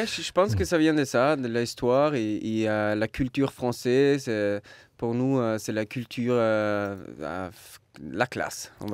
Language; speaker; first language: French; non-native, learner; German